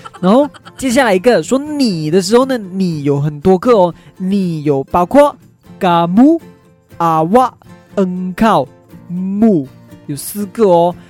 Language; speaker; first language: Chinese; native; Chinese